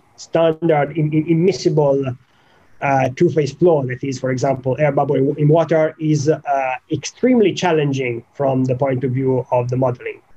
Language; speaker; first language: English; non-native, fluent; Italian